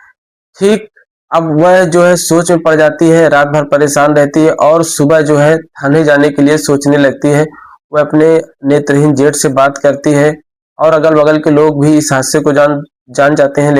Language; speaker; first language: Hindi; native; Hindi